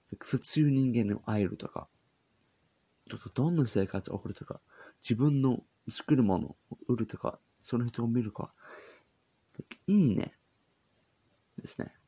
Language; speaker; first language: Japanese; non-native, learner; English